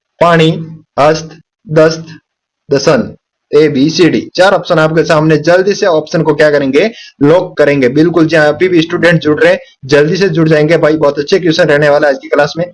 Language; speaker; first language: Hindi; native; Hindi